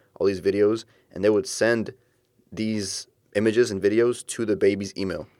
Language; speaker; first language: English; early bilingual, other home language; Spanish